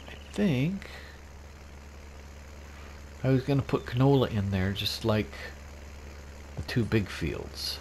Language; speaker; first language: English; native; English